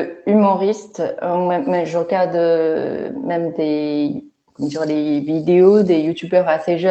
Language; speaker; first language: French; non-native, fluent; Chinese